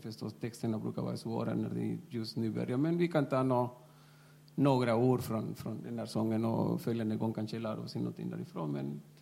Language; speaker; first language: Swedish; non-native, fluent; Spanish